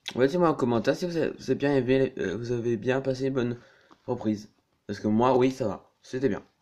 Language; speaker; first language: French; native; French